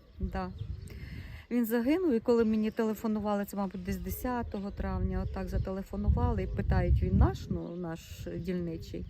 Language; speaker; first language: Ukrainian; native; Ukrainian